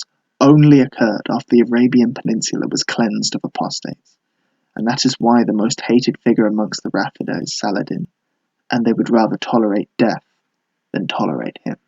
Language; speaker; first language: English; native; English